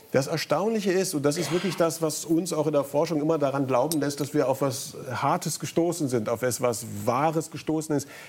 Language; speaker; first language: German; native; German